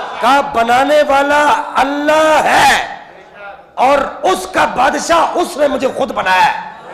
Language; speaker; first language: Urdu; non-native, local second language; Punjabi